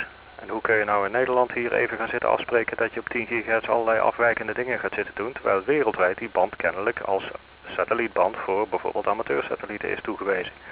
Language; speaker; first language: Dutch; native; Dutch